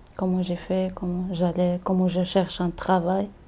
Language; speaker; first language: French; non-native, learner; Arabic